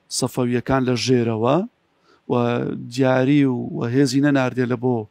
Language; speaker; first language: Central Kurdish; native; Central Kurdish